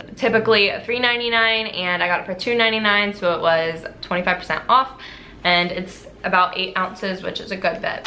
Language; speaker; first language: English; native; English